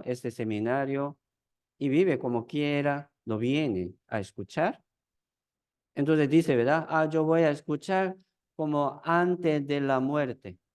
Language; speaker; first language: Spanish; non-native, fluent; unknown